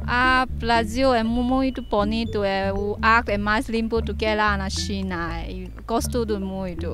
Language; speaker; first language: Spanish; non-native, learner; Chinese